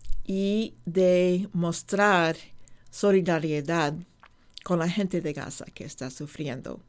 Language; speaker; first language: Spanish; non-native, fluent; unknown